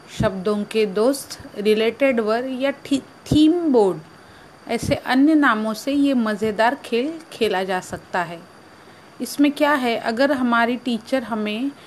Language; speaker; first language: Hindi; non-native, local second language; Marathi